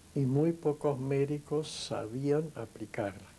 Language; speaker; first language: Spanish; non-native, fluent; German